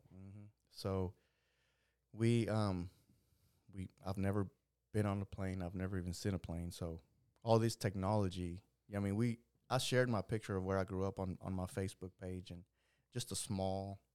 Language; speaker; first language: English; early bilingual, other home language; Spanish